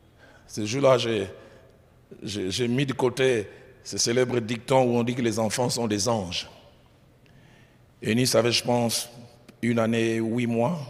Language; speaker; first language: French; non-native, local second language; Lingala